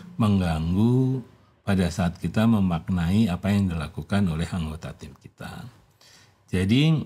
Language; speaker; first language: Indonesian; native; Indonesian